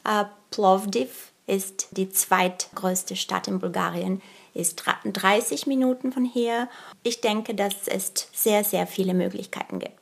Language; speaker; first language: German; early bilingual, other home language; Bulgarian